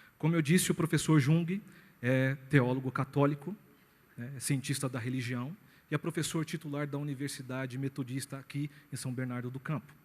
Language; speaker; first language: Portuguese; native; Portuguese